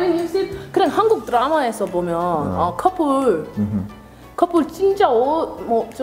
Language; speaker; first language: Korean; non-native, learner; English